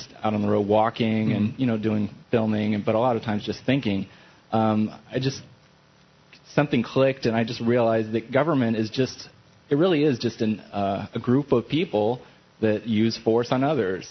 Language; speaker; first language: English; native; English